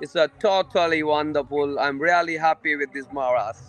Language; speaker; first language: English; non-native, local second language; Gujarati